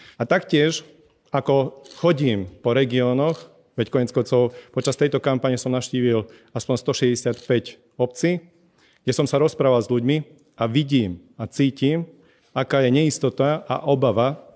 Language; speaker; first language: Slovak; non-native, local second language; Hungarian